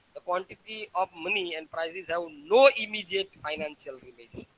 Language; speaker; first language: English; non-native, local second language; Gujarati